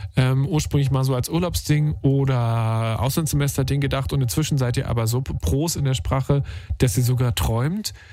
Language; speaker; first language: German; native; German